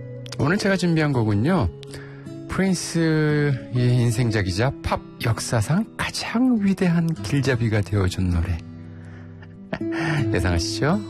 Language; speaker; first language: Korean; native; Korean